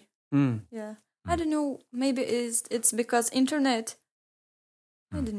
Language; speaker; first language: English; non-native, learner; Ingush